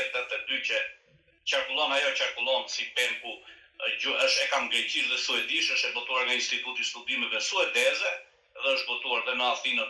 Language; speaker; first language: Albanian; native; Albanian